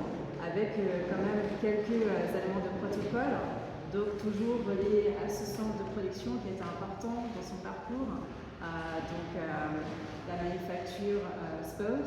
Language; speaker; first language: French; native; French